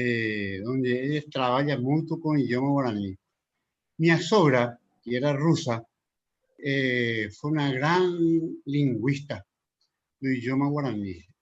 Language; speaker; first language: Portuguese; non-native, local second language; Spanish